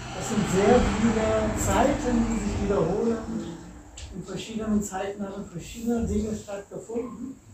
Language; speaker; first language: German; non-native, fluent; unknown